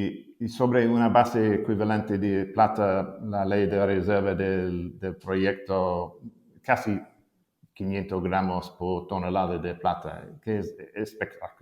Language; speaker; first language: Spanish; non-native, fluent; English